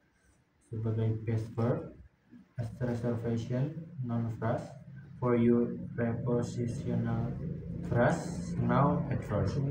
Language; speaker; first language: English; non-native, learner; Indonesian